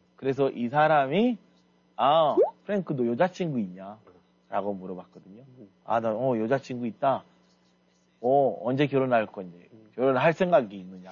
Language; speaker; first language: Korean; non-native, fluent; French